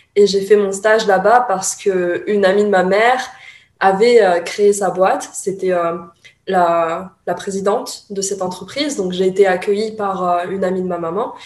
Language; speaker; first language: French; early bilingual, other home language; Chinese